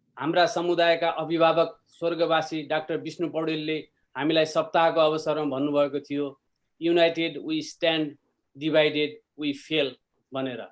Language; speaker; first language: Nepali; native; Nepali